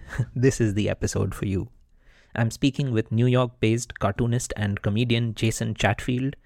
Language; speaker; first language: English; non-native, local second language; Bangla